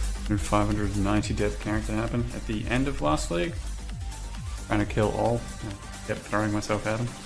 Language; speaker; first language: English; early bilingual, other home language; Russian